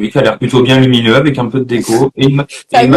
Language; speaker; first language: French; native; French